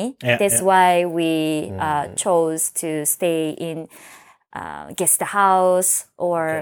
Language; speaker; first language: English; non-native, fluent; Korean